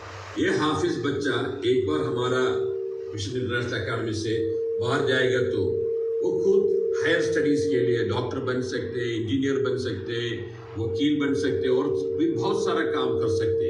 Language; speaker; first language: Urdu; non-native, local second language; Malayalam